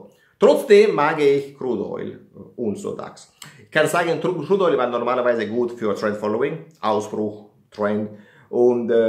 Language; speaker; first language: German; non-native, fluent; Italian